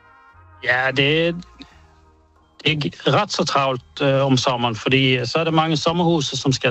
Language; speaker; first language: Danish; early bilingual, heritage; Danish